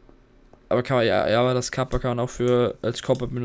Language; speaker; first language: German; native; German